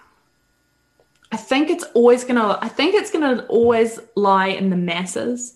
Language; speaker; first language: English; native; English